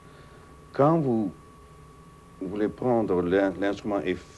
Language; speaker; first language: French; non-native, fluent; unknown